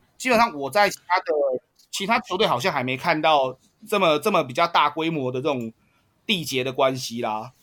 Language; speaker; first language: Chinese; native; Chinese